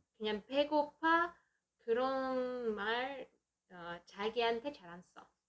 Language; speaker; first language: Korean; non-native, fluent; Russian